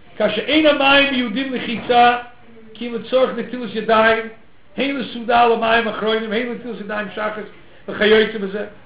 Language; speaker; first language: Hebrew; non-native, fluent; English